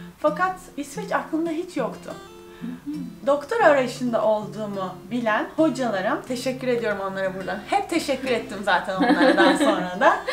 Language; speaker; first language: Turkish; native; Turkish